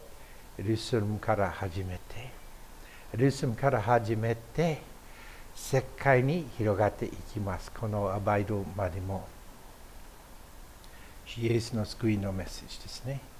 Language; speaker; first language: Japanese; non-native, fluent; English